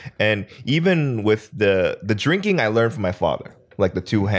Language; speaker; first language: English; early bilingual, other home language; Korean